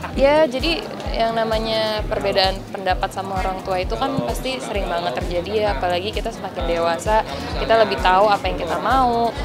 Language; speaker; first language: Indonesian; native; Indonesian